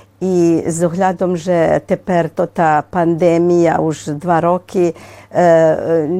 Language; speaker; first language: Ukrainian; early bilingual, heritage; Ukrainian